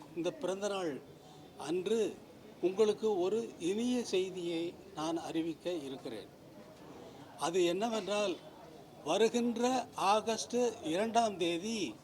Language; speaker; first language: Tamil; native; Tamil